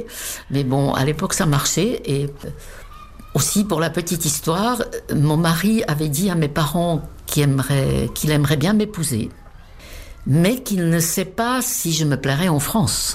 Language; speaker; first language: French; non-native, fluent; Czech